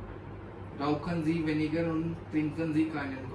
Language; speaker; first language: German; non-native, learner; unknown